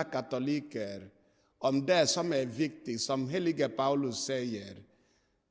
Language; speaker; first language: Swedish; non-native, fluent; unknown